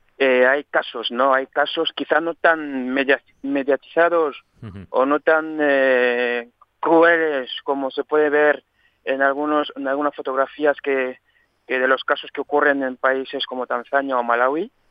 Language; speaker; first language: Spanish; non-native, fluent; French